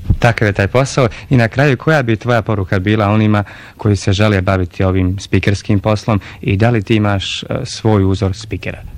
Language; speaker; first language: Bosnian; native; Bosnian